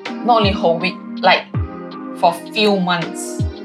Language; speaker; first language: English; non-native, local second language; Chinese